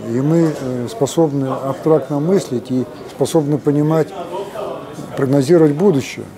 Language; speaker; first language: Russian; native; Russian